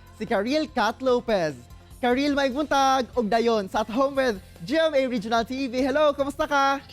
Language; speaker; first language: Cebuano; native; Cebuano